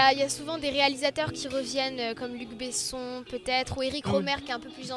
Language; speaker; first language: French; native; French